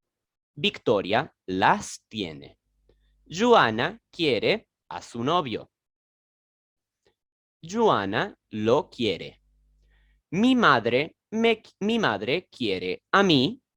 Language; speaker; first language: Spanish; non-native, learner; French